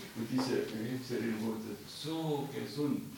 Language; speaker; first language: German; non-native, fluent; Estonian